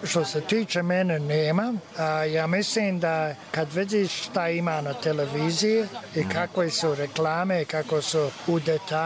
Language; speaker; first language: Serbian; early bilingual, heritage; Serbian